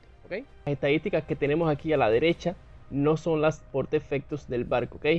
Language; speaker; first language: Spanish; native; Spanish